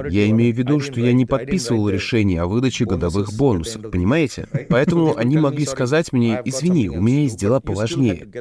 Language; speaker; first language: Russian; non-native, fluent; Malayalam